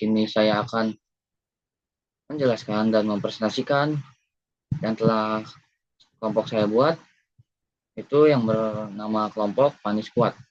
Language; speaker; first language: Indonesian; native; Indonesian